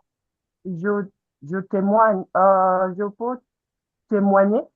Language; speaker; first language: French; non-native, fluent; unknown